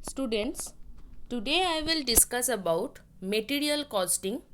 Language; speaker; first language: English; non-native, local second language; Bangla